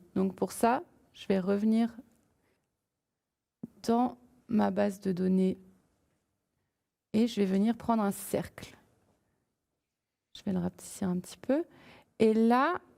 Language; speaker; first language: French; native; French